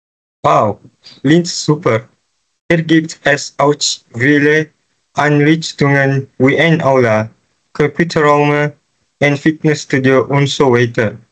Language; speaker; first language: German; non-native, learner; Malay